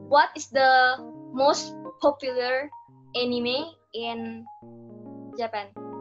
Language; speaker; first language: English; non-native, learner; Indonesian